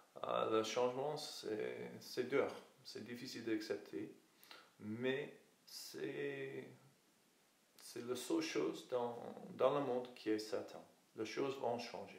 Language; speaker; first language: French; non-native, fluent; English